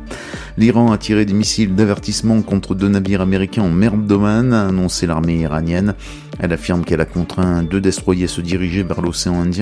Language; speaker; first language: French; native; French